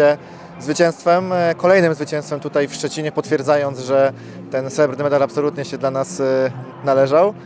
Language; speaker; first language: Polish; native; Polish